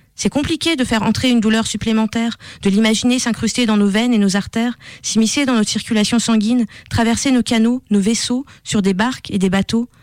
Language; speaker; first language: French; non-native, fluent; Russian